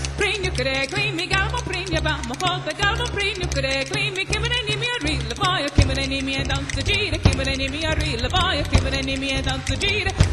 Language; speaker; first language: English; native; English